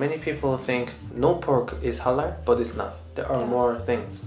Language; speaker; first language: English; non-native, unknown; Korean